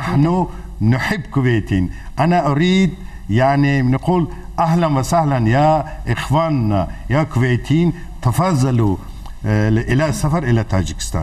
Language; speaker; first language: Arabic; non-native, fluent; Tajik